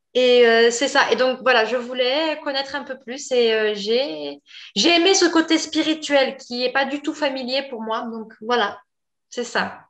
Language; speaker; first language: French; native; French